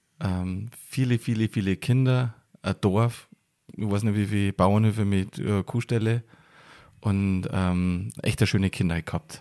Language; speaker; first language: German; native; German